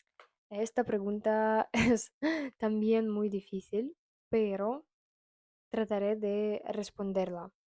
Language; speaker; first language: Spanish; non-native, fluent; Russian